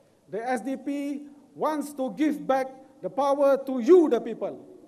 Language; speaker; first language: English; non-native, local second language; Malay